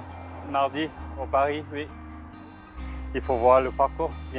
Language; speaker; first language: French; non-native, learner; English